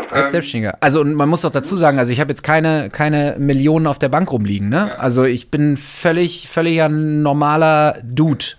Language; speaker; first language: German; native; German